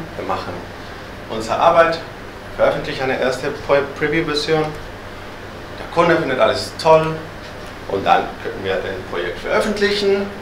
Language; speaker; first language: German; non-native, fluent; Spanish